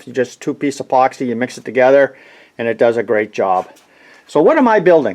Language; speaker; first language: English; native; English